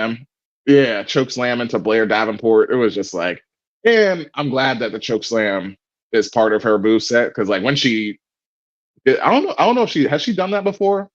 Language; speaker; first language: English; native; English